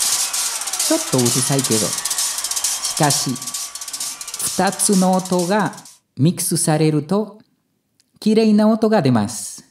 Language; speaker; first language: Japanese; non-native, fluent; Spanish